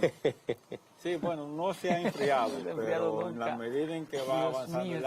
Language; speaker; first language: Spanish; native; Spanish